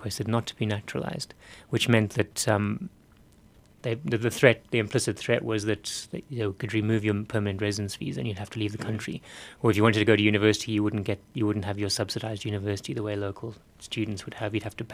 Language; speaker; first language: English; native; English